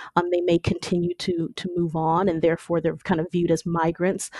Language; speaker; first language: English; native; English